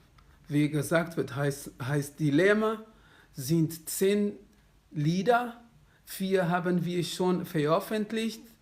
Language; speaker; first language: German; non-native, fluent; Kabuverdianu